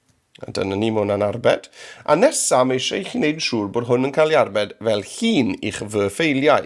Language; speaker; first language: Welsh; native; Welsh